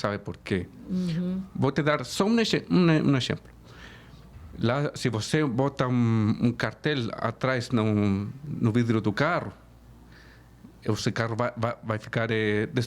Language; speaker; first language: Portuguese; non-native, fluent; Spanish